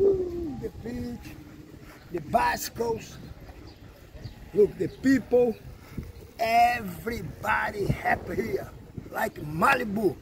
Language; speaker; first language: English; non-native, learner; Portuguese